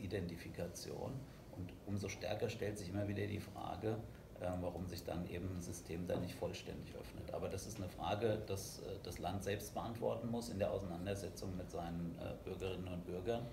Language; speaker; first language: German; native; German